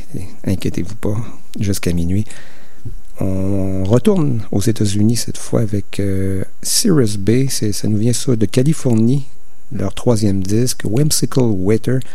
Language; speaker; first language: French; native; French